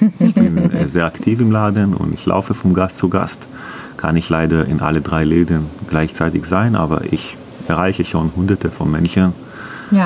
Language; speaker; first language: German; non-native, learner; Hebrew